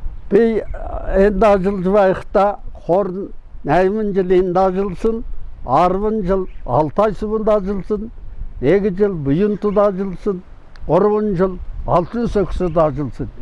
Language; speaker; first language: Mongolian; non-native, local second language; Kazakh